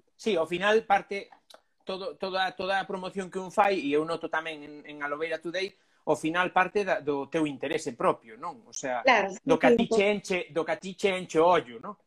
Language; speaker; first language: Galician; non-native, local second language; Spanish